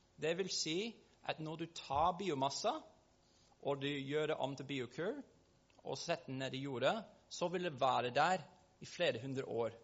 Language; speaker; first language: Norwegian; non-native, fluent; English